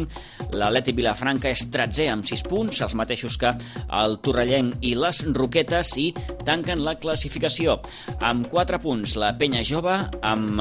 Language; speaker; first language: Catalan; native; Catalan